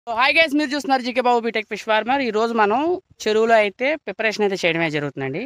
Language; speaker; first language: Telugu; native; Telugu